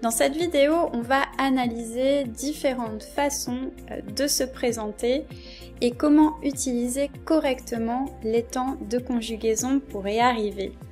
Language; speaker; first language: French; native; French